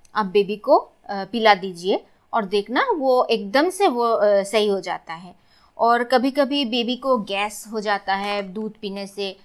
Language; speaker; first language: Hindi; non-native, local second language; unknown